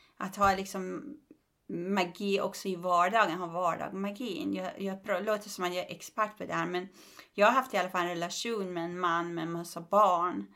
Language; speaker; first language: Swedish; non-native, fluent; Persian